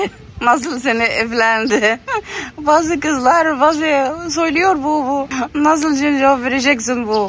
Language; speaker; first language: Turkish; non-native, learner; Arabic